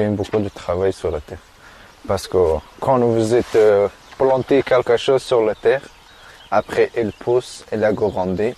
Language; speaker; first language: French; non-native, learner; Persian